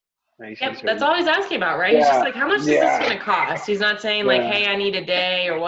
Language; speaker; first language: English; native; English